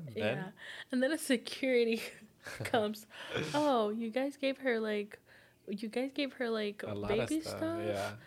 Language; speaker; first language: English; non-native, fluent; Portuguese